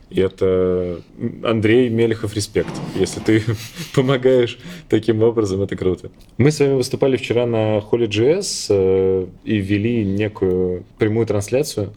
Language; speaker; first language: Russian; native; Russian